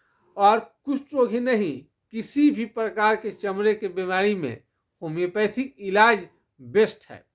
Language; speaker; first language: Hindi; non-native, local second language; Bhojpuri